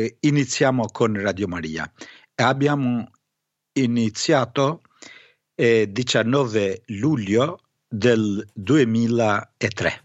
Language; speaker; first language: Italian; non-native, fluent; Albanian